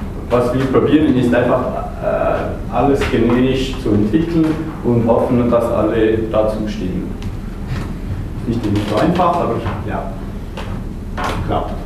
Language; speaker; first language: German; non-native, fluent; French